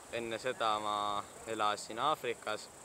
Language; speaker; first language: Estonian; early bilingual, other home language; English